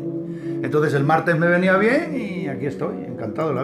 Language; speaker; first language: Spanish; native; Spanish